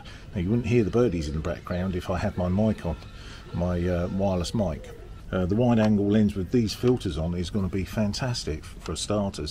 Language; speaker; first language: English; native; English